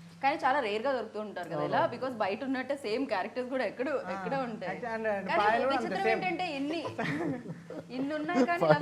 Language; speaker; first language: Telugu; native; Telugu